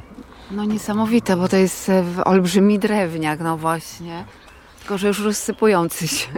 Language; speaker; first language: Polish; native; Polish